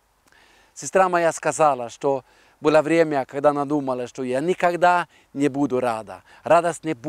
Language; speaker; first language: Russian; non-native, fluent; Norwegian